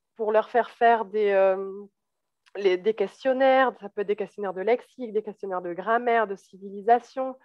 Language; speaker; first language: French; native; French